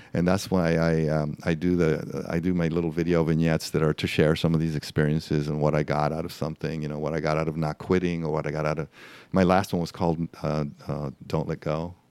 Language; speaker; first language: English; non-native, fluent; Spanish